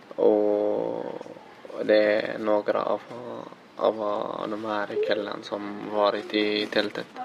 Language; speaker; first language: Swedish; non-native, learner; Arabic